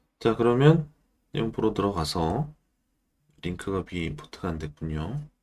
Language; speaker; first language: Korean; native; Korean